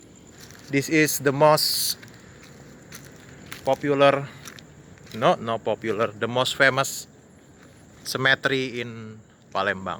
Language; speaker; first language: English; non-native, learner; Indonesian